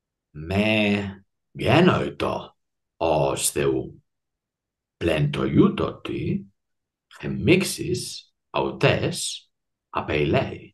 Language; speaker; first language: Greek; non-native, fluent; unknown